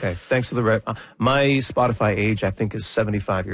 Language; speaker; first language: English; native; English